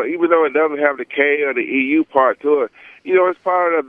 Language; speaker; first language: English; native; English